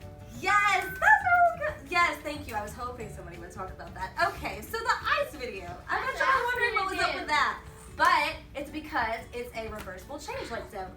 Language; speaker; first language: English; native; English